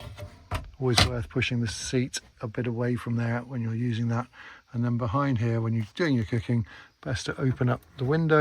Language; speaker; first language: English; native; English